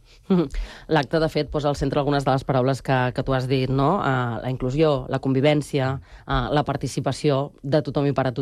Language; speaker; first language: Catalan; native; Catalan